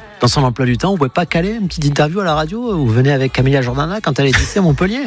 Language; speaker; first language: French; native; French